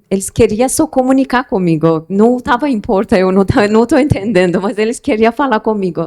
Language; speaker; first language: Portuguese; non-native, fluent; Persian